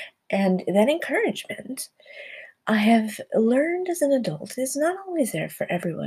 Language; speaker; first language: English; early bilingual, other home language; Spanish